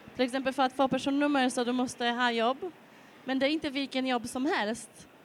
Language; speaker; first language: Swedish; non-native, fluent; Polish